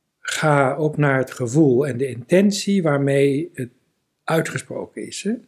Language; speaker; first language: Dutch; native; Dutch